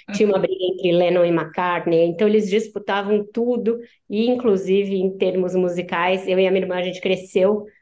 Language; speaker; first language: Portuguese; native; Portuguese